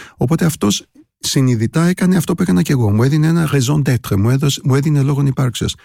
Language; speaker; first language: Greek; native; Greek